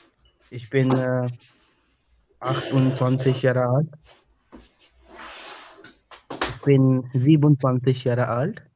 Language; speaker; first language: German; non-native, learner; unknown